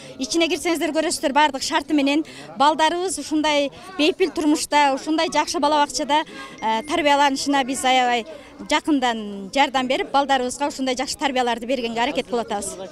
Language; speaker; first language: Kyrgyz; native; Kyrgyz